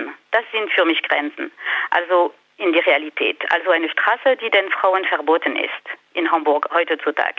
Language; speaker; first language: German; non-native, fluent; French